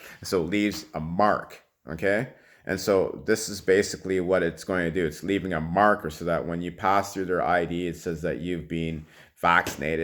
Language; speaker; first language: English; native; English